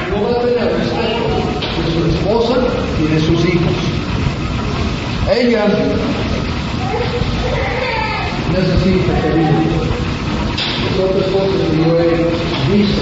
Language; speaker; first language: Spanish; non-native, fluent; English